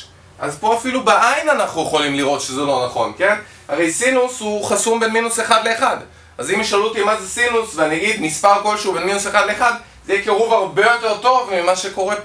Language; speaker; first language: Hebrew; native; Hebrew